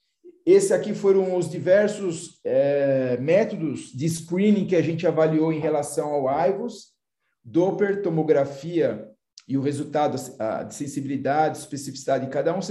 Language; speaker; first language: Portuguese; native; Portuguese